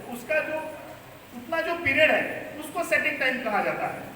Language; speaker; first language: Hindi; non-native, local second language; Marathi